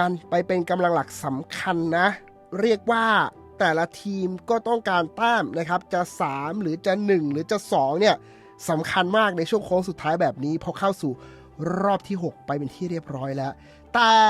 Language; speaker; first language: Thai; native; Thai